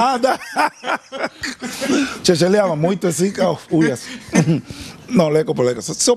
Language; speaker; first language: Bulgarian; non-native, learner; Spanish